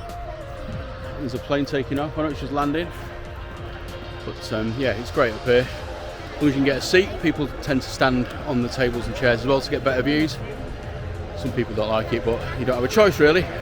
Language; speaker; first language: English; native; English